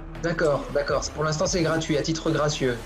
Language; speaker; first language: French; native; French